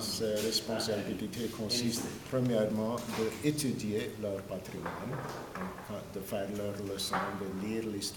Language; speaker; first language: French; non-native, fluent; English